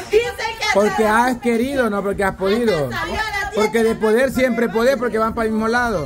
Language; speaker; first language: Spanish; native; Spanish